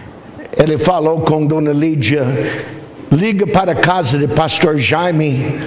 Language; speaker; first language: Portuguese; non-native, fluent; English